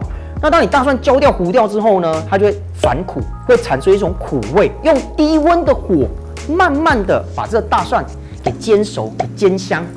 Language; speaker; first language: Chinese; native; Chinese